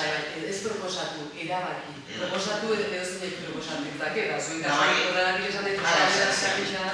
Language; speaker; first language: Basque; native; Basque